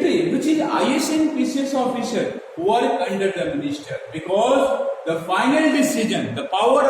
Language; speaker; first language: English; non-native, local second language; Hindi